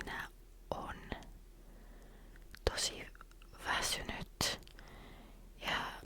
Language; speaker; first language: Finnish; non-native, learner; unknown